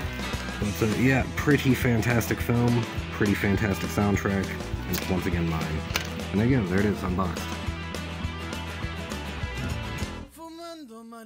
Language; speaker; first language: English; native; English